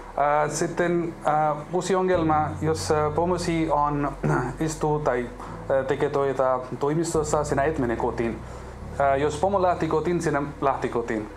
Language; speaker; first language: Finnish; non-native, learner; Urdu